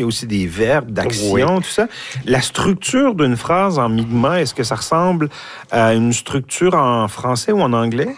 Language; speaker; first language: French; native; French